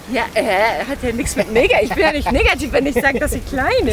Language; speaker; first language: German; native; German